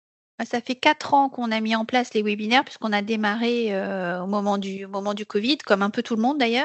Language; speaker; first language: French; native; French